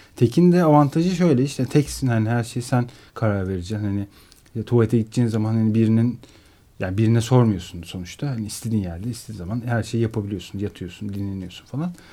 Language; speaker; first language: Turkish; native; Turkish